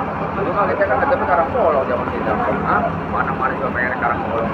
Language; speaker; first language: Indonesian; native; Indonesian